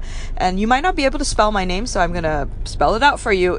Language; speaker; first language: English; non-native, local second language; Min Nan Chinese